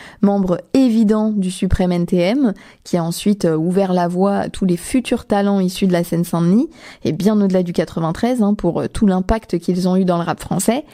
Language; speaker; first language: French; native; French